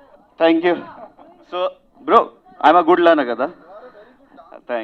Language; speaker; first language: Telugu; non-native, local second language; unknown